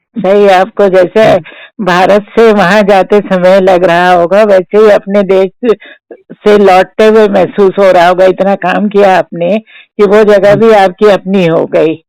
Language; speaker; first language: Hindi; native; Hindi